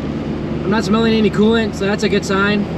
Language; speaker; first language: English; native; English